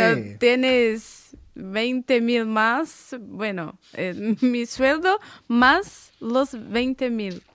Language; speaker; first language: Spanish; non-native, fluent; Portuguese